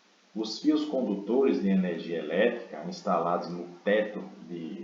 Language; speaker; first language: Portuguese; native; Portuguese